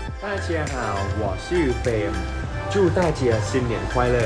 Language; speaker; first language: Chinese; non-native, learner; Thai